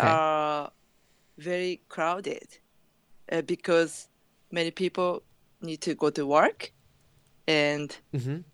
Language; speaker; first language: English; non-native, learner; Japanese